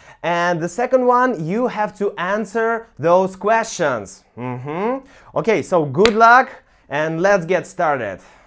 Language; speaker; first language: English; non-native, fluent; Russian